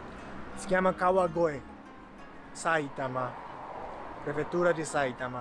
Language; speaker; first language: Italian; non-native, learner; Japanese